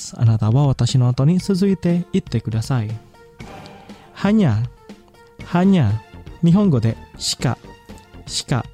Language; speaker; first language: Japanese; non-native, fluent; Indonesian